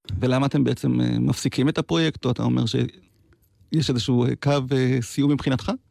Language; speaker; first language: Hebrew; native; Hebrew